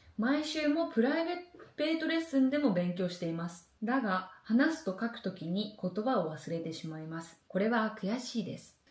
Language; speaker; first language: Japanese; native; Japanese